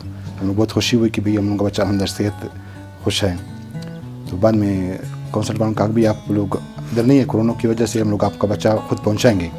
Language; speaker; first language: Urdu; non-native, local second language; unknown